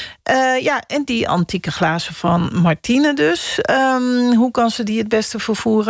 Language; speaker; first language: Dutch; native; Dutch